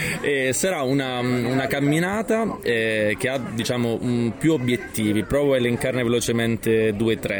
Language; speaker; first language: Italian; native; Italian